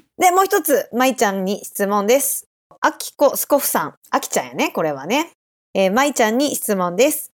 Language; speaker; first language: Japanese; native; Japanese